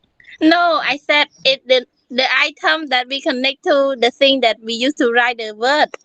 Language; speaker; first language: English; non-native, learner; Khmer